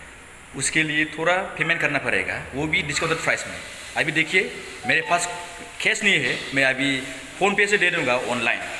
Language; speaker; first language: Hindi; non-native, local second language; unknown